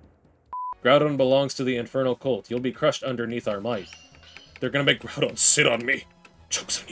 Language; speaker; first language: English; native; English